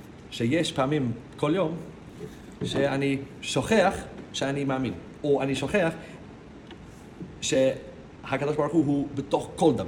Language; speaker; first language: Hebrew; non-native, fluent; English